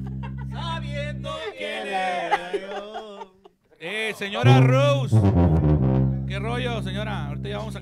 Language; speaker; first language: Spanish; native; Spanish